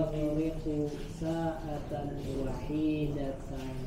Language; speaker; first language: Arabic; non-native, learner; Indonesian